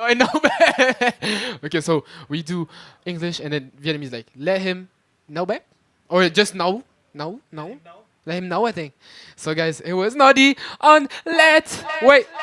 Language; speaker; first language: English; non-native, fluent; French